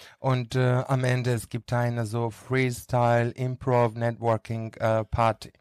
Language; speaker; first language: German; non-native, learner; Greek